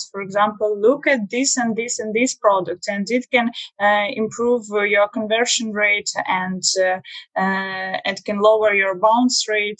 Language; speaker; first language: English; non-native, learner; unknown